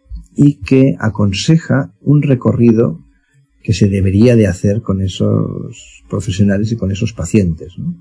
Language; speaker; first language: Spanish; native; Spanish